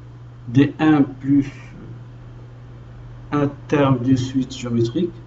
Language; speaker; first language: French; non-native, local second language; Arabic